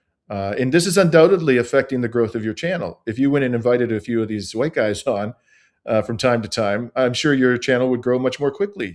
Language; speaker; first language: English; native; English